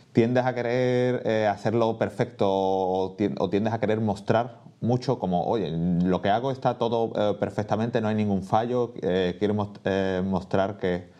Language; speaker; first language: Spanish; native; Spanish